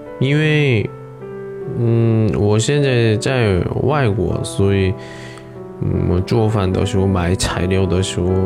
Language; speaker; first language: Chinese; non-native, learner; Korean